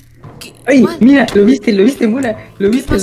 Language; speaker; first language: Spanish; native; Spanish